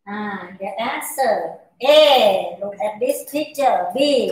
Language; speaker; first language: English; non-native, learner; Thai